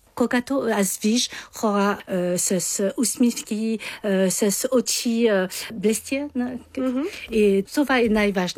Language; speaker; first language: Bulgarian; non-native, learner; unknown